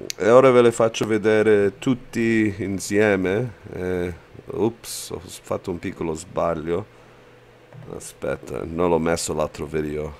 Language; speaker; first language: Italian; early bilingual, heritage; Italian